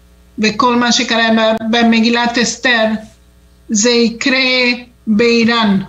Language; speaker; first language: Hebrew; non-native, fluent; Spanish